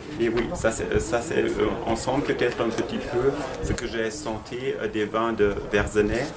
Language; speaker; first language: French; non-native, fluent; German